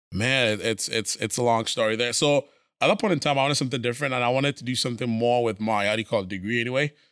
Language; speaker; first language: English; non-native, local second language; Akan